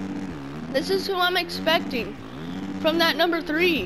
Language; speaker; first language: English; native; English